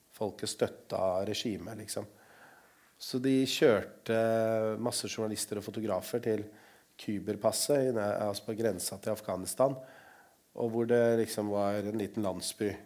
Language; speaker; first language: Norwegian; early bilingual, other home language; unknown